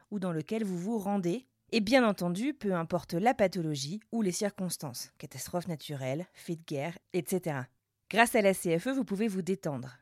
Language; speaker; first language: French; native; French